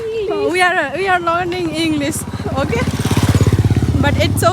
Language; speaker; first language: English; non-native, learner; Nepali